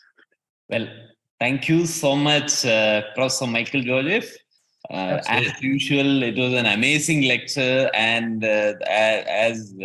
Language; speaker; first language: English; non-native, local second language; Malayalam